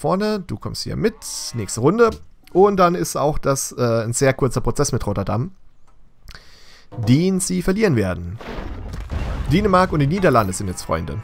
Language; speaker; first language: German; native; German